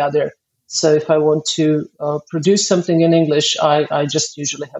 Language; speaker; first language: English; non-native, fluent; Croatian